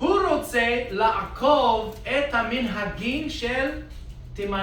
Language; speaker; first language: Hebrew; non-native, fluent; English